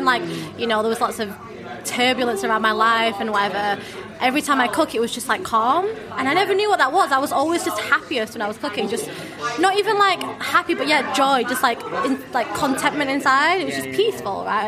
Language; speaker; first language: English; native; English